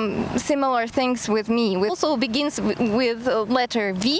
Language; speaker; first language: English; non-native, fluent; Kazakh